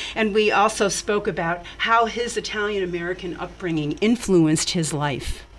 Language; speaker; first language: English; native; English